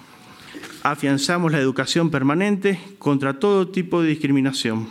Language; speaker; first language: Spanish; native; Spanish